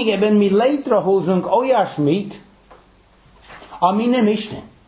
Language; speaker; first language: Hungarian; early bilingual, heritage; English